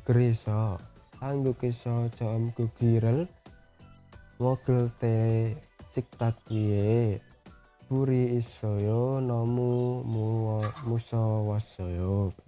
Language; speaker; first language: Korean; non-native, learner; Indonesian